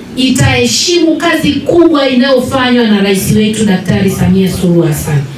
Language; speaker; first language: Swahili; native; Swahili